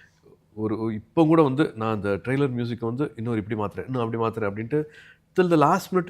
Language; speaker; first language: Tamil; native; Tamil